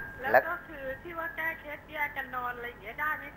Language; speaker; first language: Thai; native; Thai